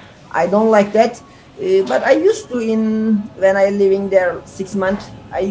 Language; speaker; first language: English; non-native, learner; Turkish